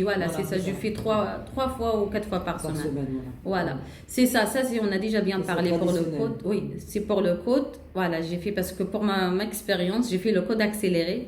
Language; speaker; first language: French; non-native, learner; Arabic